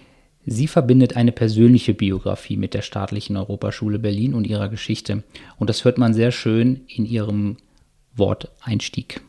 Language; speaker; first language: German; native; German